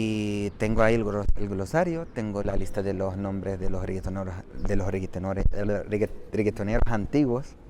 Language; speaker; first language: Spanish; non-native, fluent; Arabic